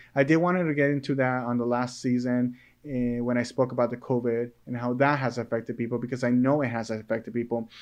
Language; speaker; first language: English; early bilingual, other home language; Spanish